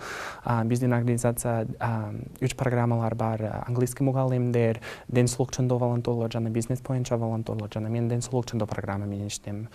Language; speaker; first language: Kyrgyz; non-native, learner; English